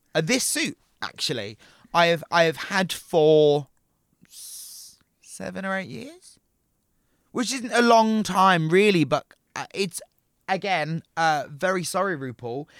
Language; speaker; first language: English; native; English